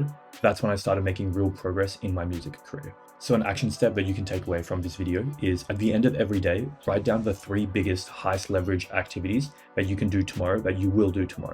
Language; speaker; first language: English; native; English